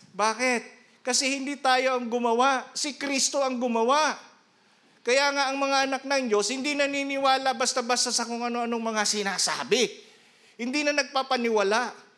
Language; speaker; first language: Filipino; non-native, local second language; Bikol